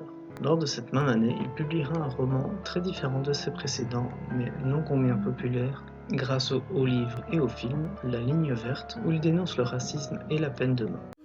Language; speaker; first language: French; native; French